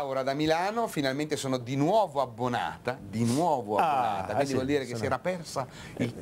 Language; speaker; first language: Italian; native; Italian